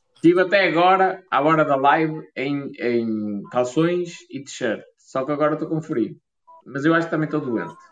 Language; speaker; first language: Portuguese; native; Portuguese